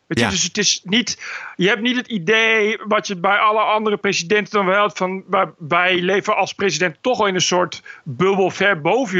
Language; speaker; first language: Dutch; native; Dutch